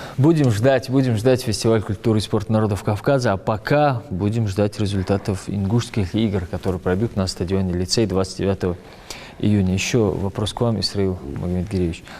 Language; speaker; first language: Russian; non-native, local second language; Ingush